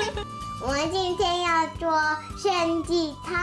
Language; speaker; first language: Chinese; non-native, learner; Korean